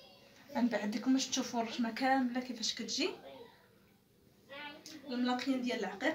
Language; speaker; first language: Arabic; native; Arabic